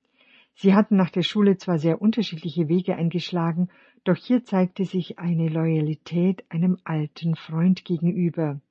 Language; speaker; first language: German; native; German